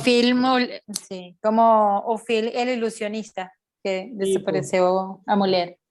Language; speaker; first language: Portuguese; non-native, learner; Spanish